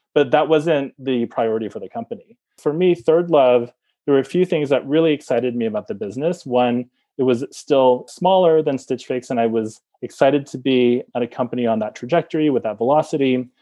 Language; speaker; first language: English; native; English